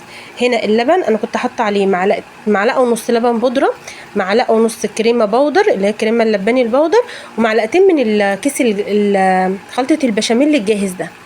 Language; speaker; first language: Arabic; native; Arabic